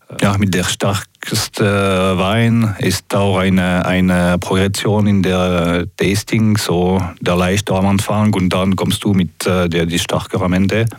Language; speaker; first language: German; non-native, local second language; French